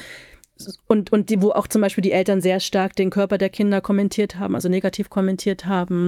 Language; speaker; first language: German; native; German